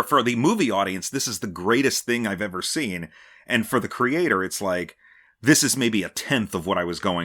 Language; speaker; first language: English; native; English